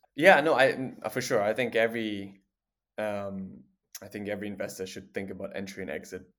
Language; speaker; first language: English; non-native, fluent; German